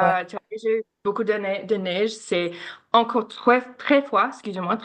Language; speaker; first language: French; non-native, learner; English